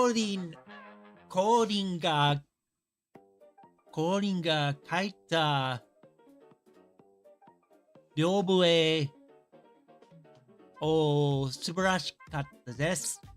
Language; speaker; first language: Japanese; non-native, learner; English